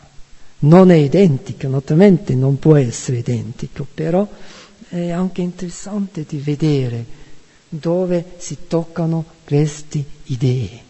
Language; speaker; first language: Italian; non-native, fluent; German